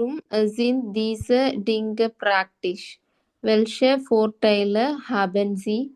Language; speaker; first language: German; non-native, learner; Tamil